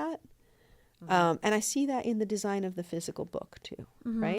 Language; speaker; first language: English; native; English